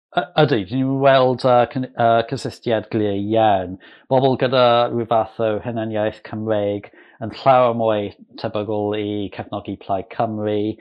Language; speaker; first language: Welsh; non-native, local second language; English